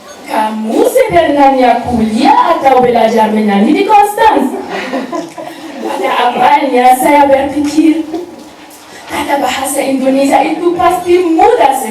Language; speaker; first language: Indonesian; non-native, learner; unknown